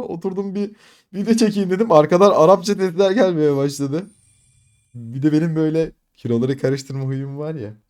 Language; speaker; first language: Turkish; native; Turkish